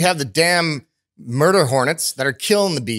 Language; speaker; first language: English; native; English